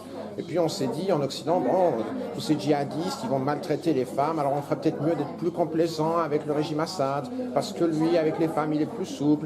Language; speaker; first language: French; native; French